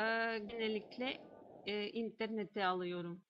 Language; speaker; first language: Turkish; non-native, learner; Russian